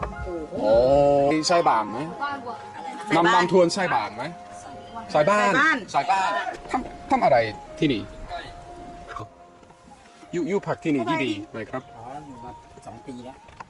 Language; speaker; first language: Thai; non-native, learner; English